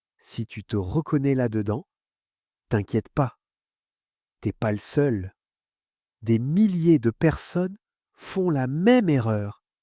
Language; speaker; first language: French; non-native, fluent; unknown